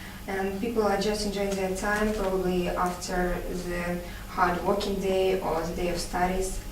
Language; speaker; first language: English; non-native, learner; Russian